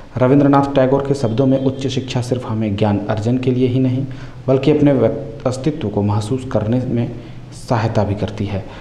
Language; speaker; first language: Hindi; native; Hindi